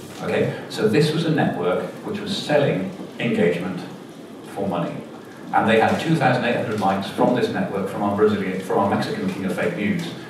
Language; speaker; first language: English; native; English